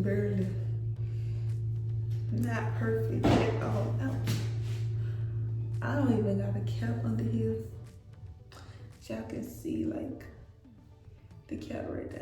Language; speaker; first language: English; native; English